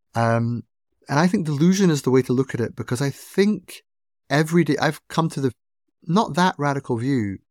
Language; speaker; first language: English; native; English